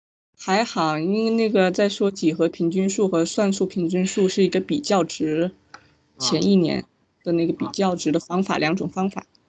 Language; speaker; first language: Chinese; native; Chinese